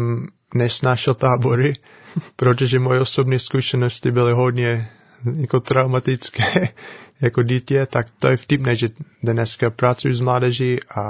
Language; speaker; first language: Czech; non-native, fluent; English